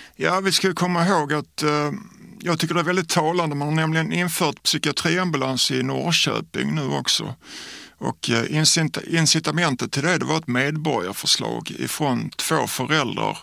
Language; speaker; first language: Swedish; native; Swedish